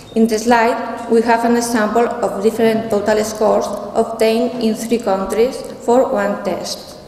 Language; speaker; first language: English; non-native, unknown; Spanish